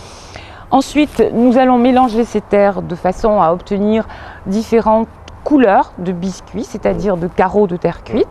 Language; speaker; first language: French; native; French